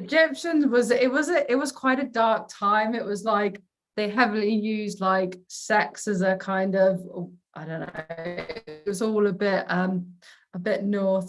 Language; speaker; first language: English; native; English